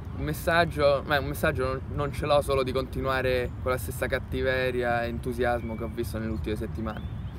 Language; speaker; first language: Italian; native; Italian